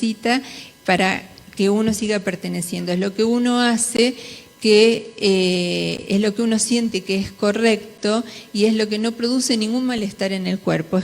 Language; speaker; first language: Spanish; native; Spanish